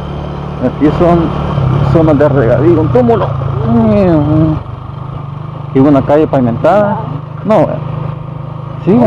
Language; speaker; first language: Spanish; native; Spanish